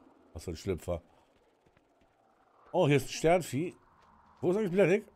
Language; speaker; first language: German; native; German